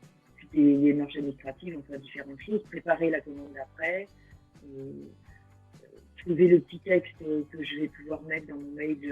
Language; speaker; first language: French; native; French